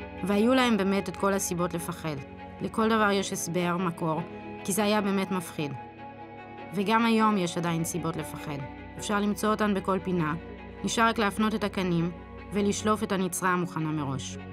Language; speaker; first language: Hebrew; native; Hebrew